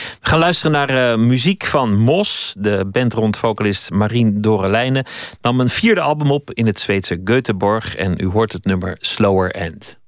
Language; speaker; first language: Dutch; native; Dutch